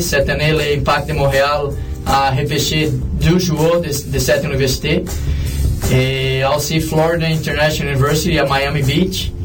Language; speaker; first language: French; non-native, fluent; Portuguese